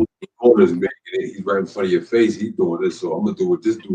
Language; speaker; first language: English; native; English